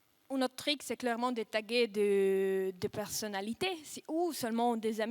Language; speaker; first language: French; non-native, fluent; Russian